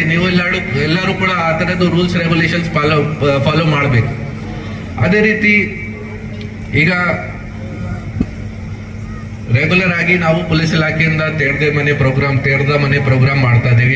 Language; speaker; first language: Kannada; non-native, local second language; Hindi